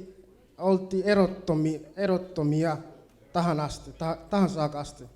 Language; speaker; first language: Finnish; early bilingual, other home language; Swahili